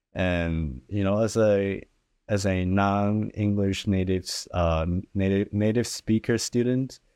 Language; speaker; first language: English; early bilingual, other home language; Chinese